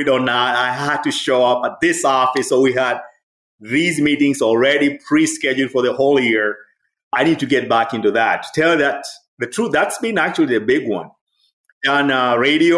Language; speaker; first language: English; non-native, local second language; Swahili